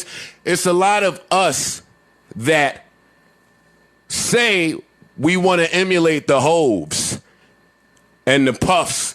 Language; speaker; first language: English; native; English